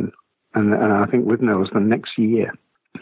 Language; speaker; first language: English; native; English